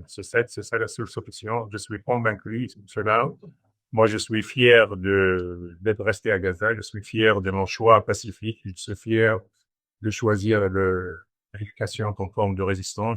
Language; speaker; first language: French; non-native, fluent; Arabic